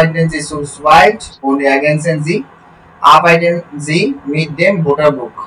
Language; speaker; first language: German; non-native, learner; Bangla